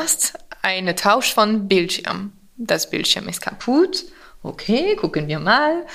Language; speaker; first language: German; non-native, fluent; French